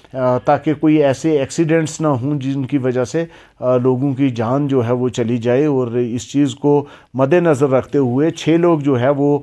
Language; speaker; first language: Hindi; non-native, local second language; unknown